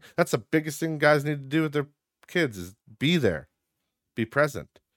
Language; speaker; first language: English; native; English